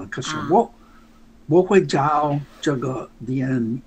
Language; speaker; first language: Chinese; non-native, learner; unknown